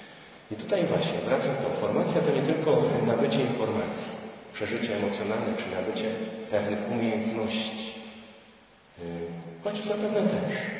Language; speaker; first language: Polish; native; Polish